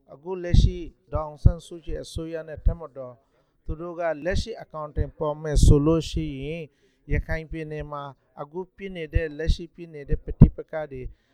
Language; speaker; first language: Burmese; non-native, local second language; Rohingya